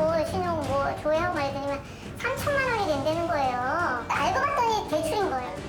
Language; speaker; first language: Korean; native; Korean